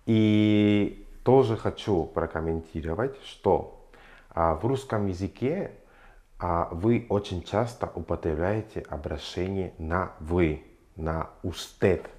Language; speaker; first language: Russian; non-native, fluent; Spanish